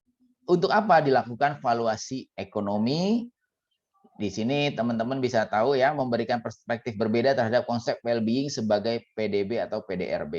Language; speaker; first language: Indonesian; native; Indonesian